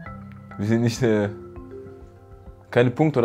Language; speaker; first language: German; non-native, learner; French